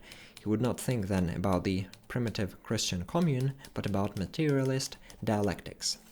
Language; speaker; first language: English; non-native, fluent; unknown